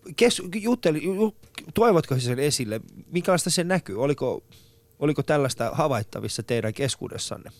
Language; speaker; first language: Finnish; early bilingual, other home language; Persian